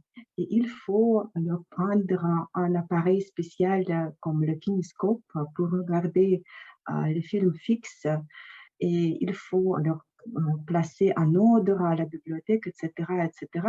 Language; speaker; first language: French; non-native, fluent; Russian